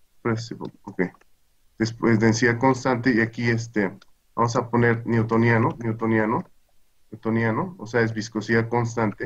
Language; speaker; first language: Spanish; native; Spanish